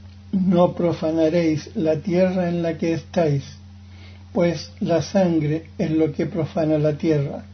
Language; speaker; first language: Spanish; native; Spanish